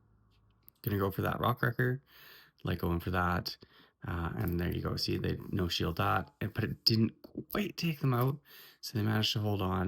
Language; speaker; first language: English; native; English